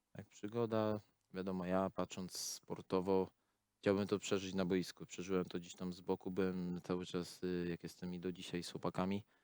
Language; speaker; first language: Polish; native; Polish